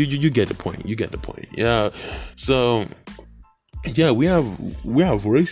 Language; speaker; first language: English; non-native, local second language; Yoruba